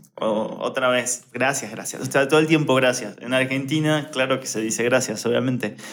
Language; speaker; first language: Spanish; native; Spanish